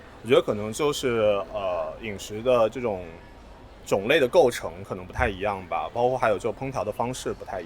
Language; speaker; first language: Chinese; native; Chinese